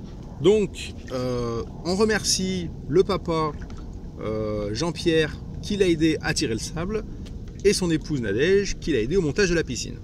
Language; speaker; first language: French; native; French